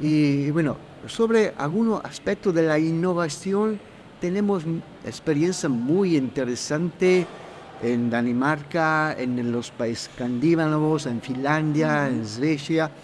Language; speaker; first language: Spanish; non-native, fluent; Italian